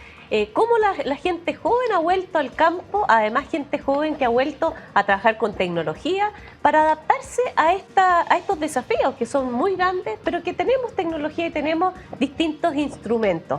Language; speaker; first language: Spanish; native; Spanish